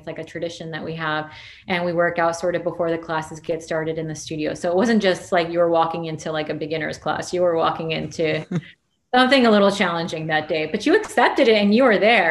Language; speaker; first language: English; native; English